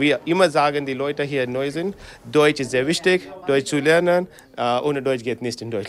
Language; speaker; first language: German; non-native, learner; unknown